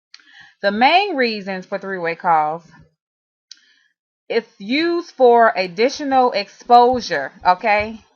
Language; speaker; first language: English; native; English